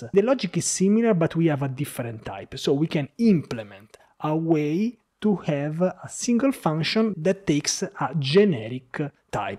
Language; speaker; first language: English; non-native, fluent; Italian